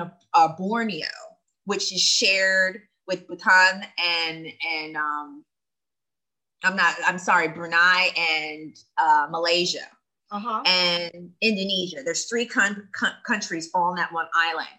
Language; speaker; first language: English; native; English